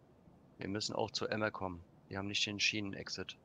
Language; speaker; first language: German; native; German